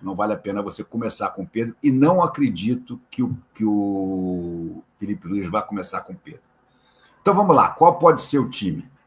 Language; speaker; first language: Portuguese; native; Portuguese